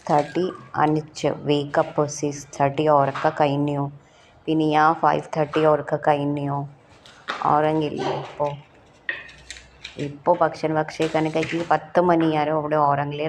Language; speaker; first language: Malayalam; non-native, learner; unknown